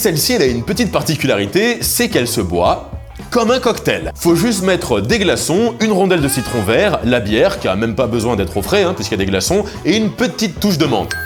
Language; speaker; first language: French; native; French